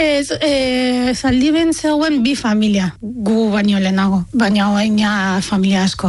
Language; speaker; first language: Basque; non-native, fluent; Arabic